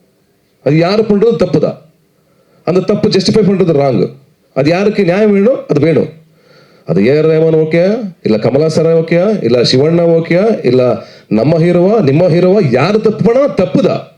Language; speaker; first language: Tamil; non-native, learner; Kannada